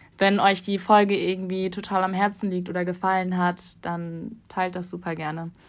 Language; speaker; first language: German; native; German